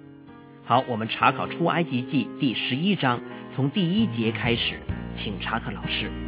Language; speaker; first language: Chinese; native; Chinese